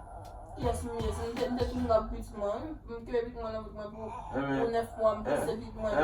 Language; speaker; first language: French; non-native, local second language; Haitian Creole